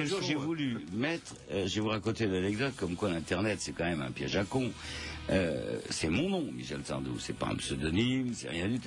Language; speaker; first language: French; native; French